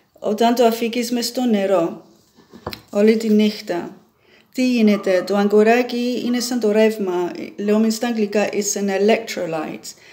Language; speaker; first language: Greek; early bilingual, heritage; Greek